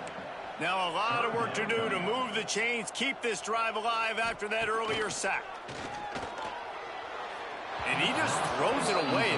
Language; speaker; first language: English; native; English